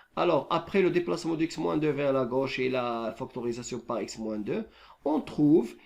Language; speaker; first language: French; non-native, local second language; Arabic